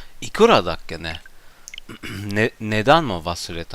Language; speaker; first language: Japanese; non-native, learner; German